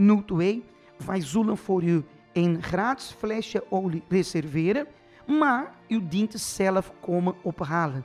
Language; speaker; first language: Dutch; non-native, fluent; Portuguese